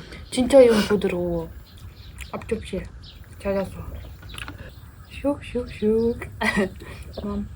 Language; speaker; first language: Korean; non-native, fluent; Ukrainian